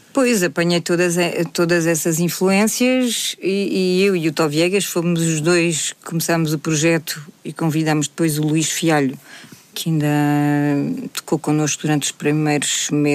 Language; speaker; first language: Portuguese; native; Portuguese